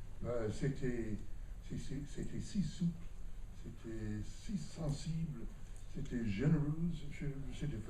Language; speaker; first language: French; non-native, learner; English